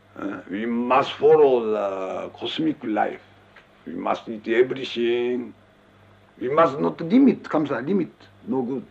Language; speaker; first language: English; non-native, learner; Japanese